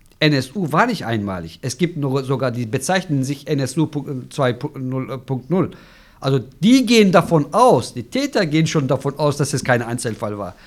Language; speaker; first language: German; non-native, fluent; Turkish